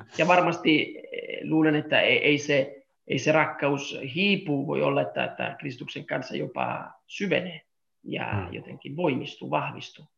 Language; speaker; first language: Finnish; non-native, fluent; Italian